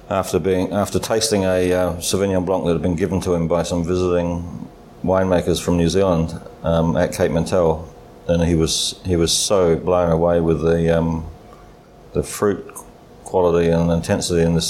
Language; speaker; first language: English; native; English